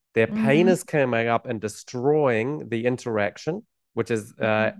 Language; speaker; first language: English; native; English